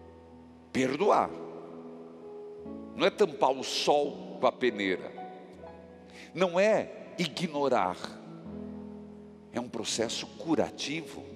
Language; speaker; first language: Portuguese; native; Portuguese